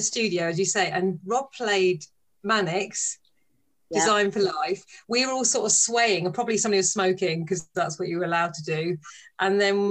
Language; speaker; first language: English; native; English